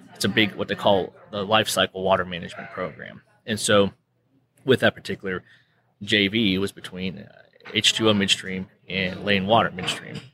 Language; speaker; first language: English; native; English